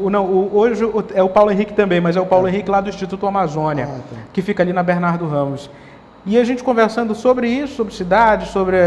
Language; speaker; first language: Portuguese; native; Portuguese